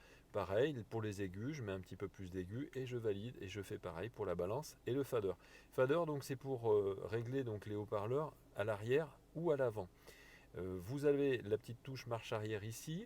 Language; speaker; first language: French; native; French